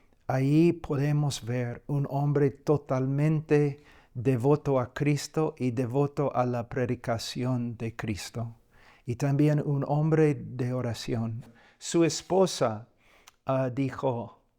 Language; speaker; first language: Spanish; non-native, fluent; English